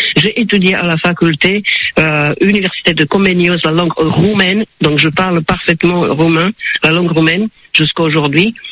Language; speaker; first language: French; non-native, fluent; Slovak